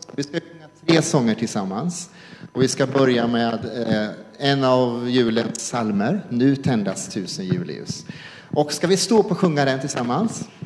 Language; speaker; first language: Swedish; native; Swedish